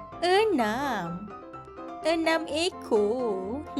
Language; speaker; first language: Malay; native; Malay